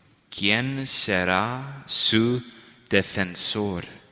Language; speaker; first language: Spanish; non-native, fluent; English